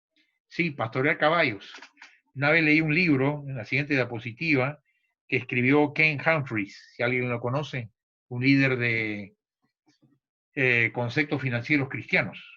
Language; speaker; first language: Spanish; native; Spanish